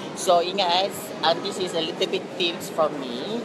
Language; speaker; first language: English; non-native, local second language; Malay